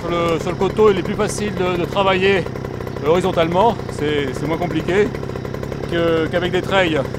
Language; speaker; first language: French; native; French